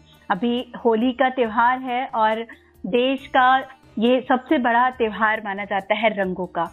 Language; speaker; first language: Hindi; native; Hindi